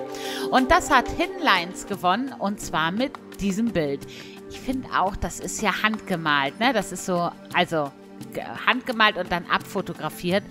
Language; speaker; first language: German; native; German